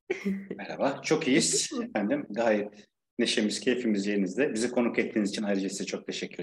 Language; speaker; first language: Turkish; native; Turkish